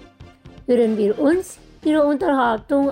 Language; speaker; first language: German; non-native, fluent; Indonesian